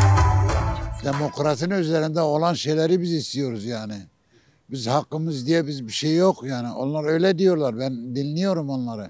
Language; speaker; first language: Turkish; non-native, local second language; Kurdish